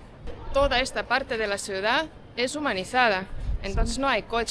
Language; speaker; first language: Spanish; non-native, fluent; Estonian